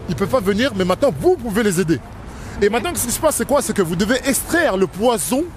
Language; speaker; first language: French; native; French